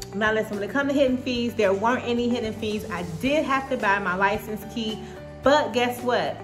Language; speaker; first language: English; native; English